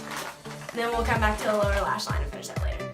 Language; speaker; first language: English; native; English